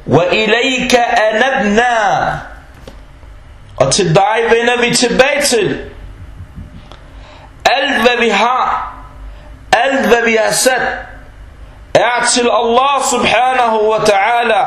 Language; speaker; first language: Danish; early bilingual, other home language; Arabic